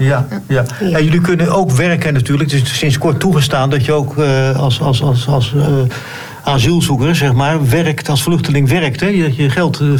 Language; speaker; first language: Dutch; native; Dutch